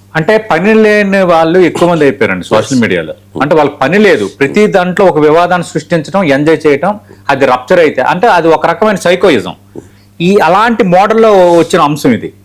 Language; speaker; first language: Telugu; native; Telugu